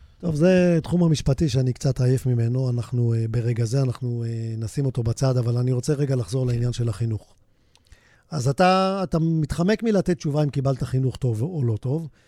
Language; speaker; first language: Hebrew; native; Hebrew